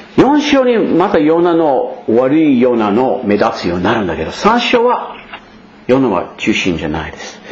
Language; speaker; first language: Japanese; non-native, fluent; English